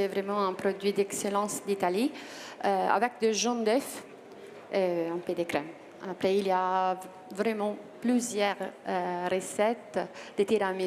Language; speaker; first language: French; non-native, learner; Italian